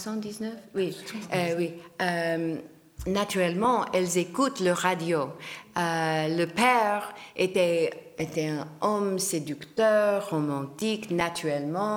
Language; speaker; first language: French; non-native, learner; English